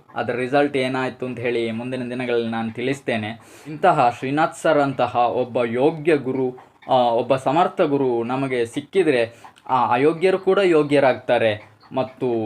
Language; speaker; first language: Kannada; native; Kannada